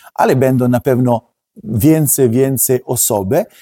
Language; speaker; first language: Polish; non-native, learner; Italian